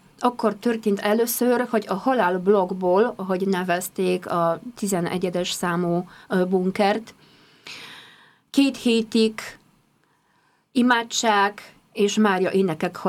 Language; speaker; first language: Hungarian; non-native, fluent; Polish